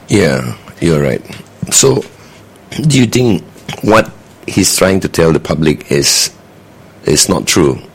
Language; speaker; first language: English; non-native, local second language; Iban